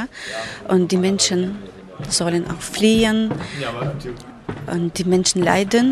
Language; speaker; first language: German; non-native, fluent; Ukrainian